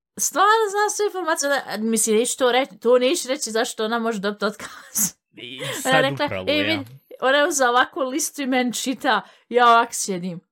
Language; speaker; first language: Bosnian; early bilingual, heritage; Bosnian